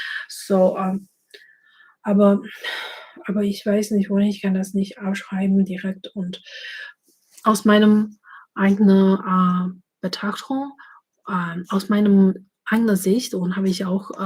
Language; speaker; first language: German; non-native, fluent; Chinese